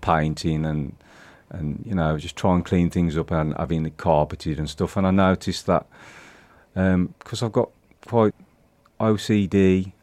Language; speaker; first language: English; native; English